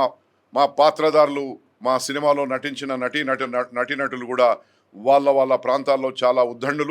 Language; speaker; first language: Telugu; native; Telugu